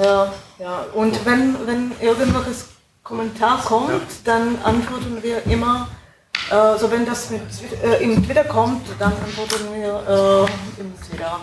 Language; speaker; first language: German; non-native, fluent; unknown